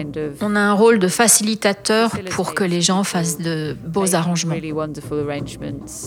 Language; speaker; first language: French; non-native, fluent; English